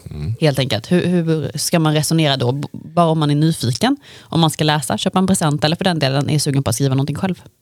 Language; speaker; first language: Swedish; native; Swedish